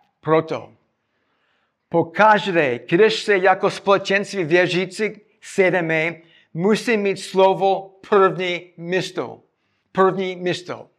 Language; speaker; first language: Czech; non-native, fluent; English